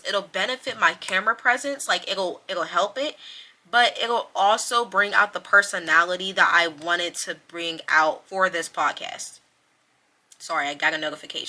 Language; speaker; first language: English; native; English